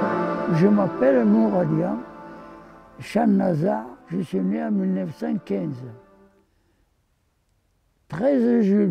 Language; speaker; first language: French; early bilingual, other home language; Armenian